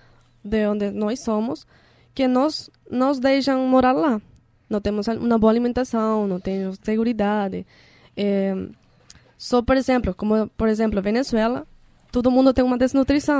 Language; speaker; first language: Portuguese; non-native, learner; Spanish